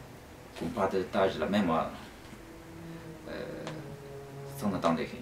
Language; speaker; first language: French; non-native, fluent; Chinese